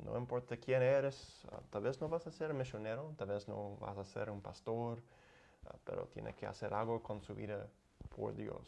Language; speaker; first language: Spanish; non-native, learner; English